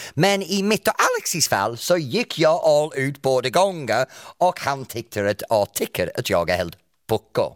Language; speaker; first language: Swedish; non-native, fluent; English